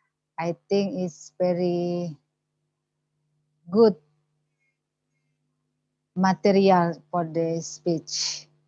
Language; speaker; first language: English; non-native, learner; Indonesian